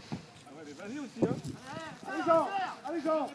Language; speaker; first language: French; native; French